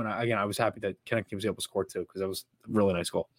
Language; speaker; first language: English; native; English